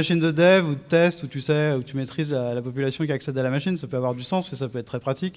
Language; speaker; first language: French; native; French